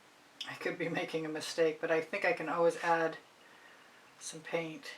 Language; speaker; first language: English; native; English